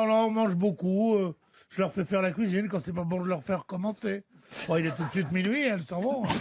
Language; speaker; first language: French; native; French